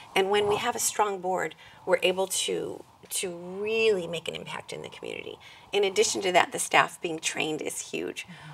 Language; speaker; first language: English; native; English